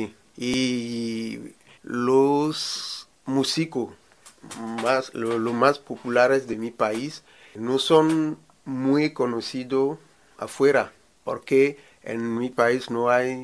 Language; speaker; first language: Spanish; non-native, learner; Ewe